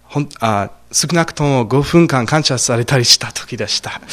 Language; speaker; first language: Japanese; non-native, fluent; English